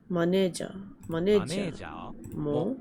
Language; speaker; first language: Japanese; non-native, learner; English